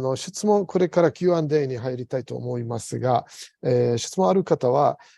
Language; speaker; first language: Japanese; non-native, fluent; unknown